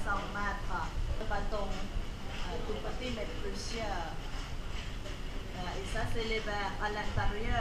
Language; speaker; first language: French; non-native, learner; Thai